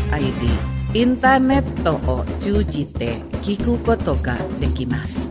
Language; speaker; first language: Japanese; non-native, fluent; Indonesian